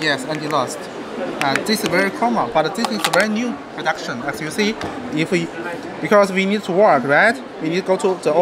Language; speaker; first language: English; non-native, learner; Chinese